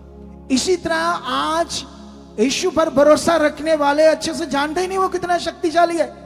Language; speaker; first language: Hindi; native; Hindi